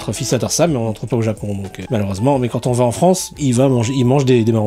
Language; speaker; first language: French; native; French